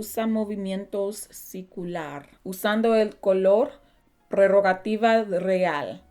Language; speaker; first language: Spanish; non-native, learner; English